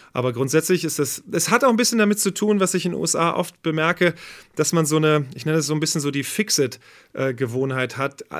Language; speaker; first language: German; native; German